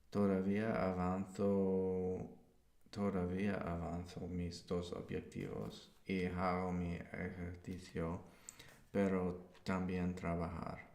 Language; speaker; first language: Spanish; non-native, learner; English